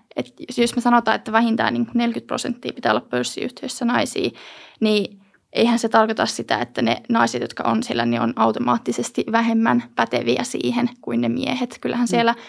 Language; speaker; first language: Finnish; native; Finnish